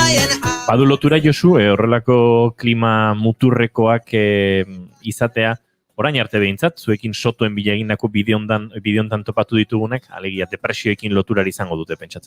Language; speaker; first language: Basque; native; Basque